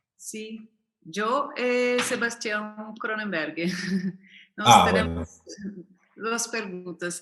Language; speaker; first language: Spanish; non-native, fluent; Portuguese